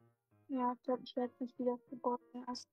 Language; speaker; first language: German; native; German